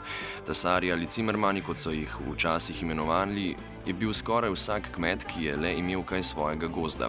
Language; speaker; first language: Slovenian; native; Slovenian